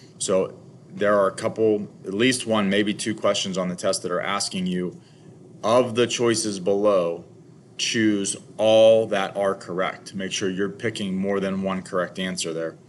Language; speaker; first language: English; native; English